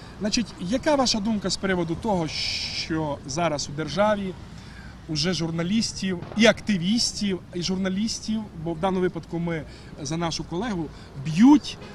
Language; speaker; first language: Ukrainian; native; Ukrainian